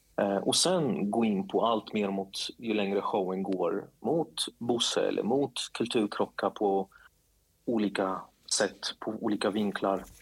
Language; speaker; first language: Swedish; early bilingual, other home language; Kurdish